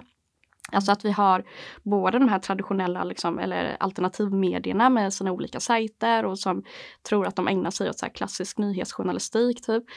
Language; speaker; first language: Swedish; native; Swedish